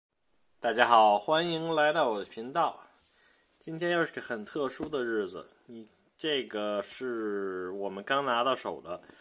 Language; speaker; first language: Chinese; native; Chinese